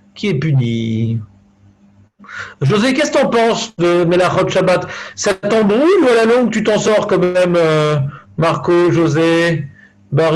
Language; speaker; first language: French; native; French